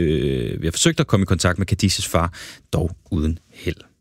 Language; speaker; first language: Danish; native; Danish